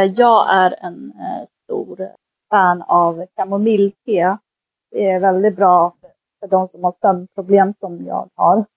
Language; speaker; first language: Swedish; early bilingual, other home language; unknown